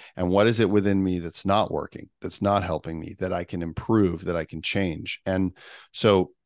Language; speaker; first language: English; native; English